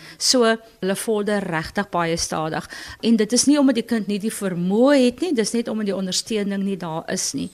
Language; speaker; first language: Afrikaans; native; Afrikaans